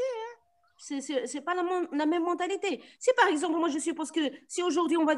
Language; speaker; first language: French; non-native, local second language; Arabic